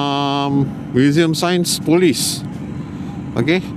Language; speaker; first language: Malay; non-native, local second language; Tamil